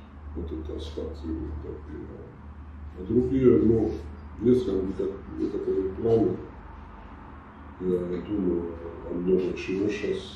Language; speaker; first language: Russian; non-native, fluent; Georgian